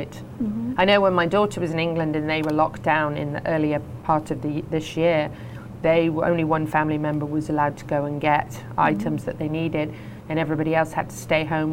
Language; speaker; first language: English; native; English